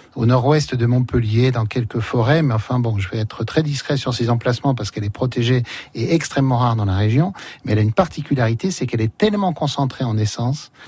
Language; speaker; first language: French; native; French